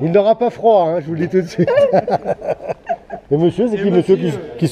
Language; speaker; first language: French; native; French